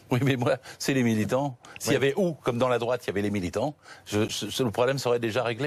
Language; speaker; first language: French; native; French